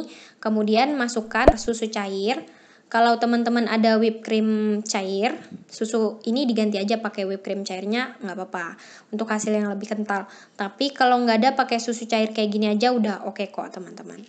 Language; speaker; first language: Indonesian; native; Indonesian